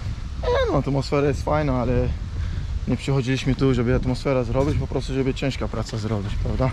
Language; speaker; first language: Polish; non-native, fluent; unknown